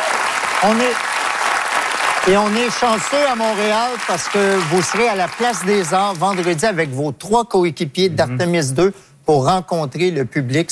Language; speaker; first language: French; native; French